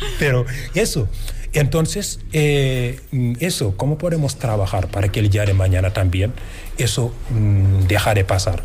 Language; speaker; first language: Spanish; non-native, fluent; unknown